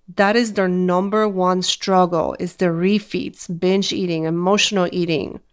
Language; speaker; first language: English; non-native, fluent; Polish